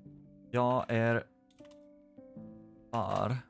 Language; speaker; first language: Swedish; non-native, learner; English